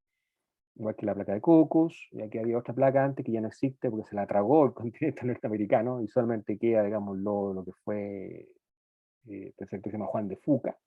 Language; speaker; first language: Spanish; native; Spanish